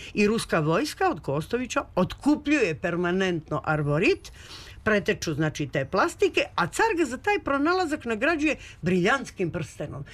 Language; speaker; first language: Serbian; native; Serbian